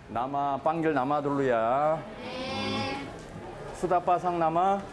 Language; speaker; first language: Indonesian; non-native, learner; Korean